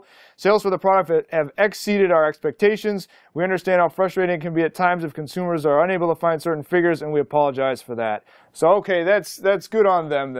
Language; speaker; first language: English; native; English